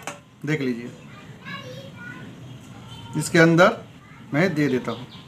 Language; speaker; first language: Hindi; non-native, local second language; Bangla